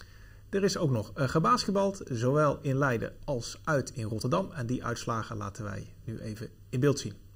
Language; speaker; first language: Dutch; native; Dutch